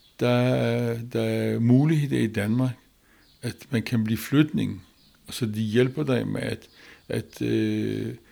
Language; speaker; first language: Danish; non-native, learner; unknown